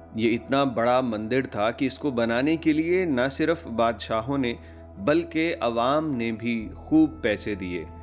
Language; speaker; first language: Urdu; non-native, local second language; Punjabi